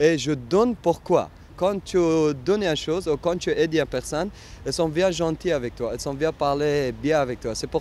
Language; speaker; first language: French; non-native, learner; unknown